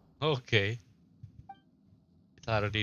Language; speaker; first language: English; non-native, learner; Indonesian